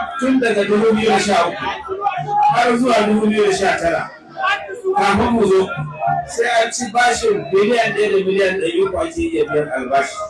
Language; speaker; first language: Hausa; native; Hausa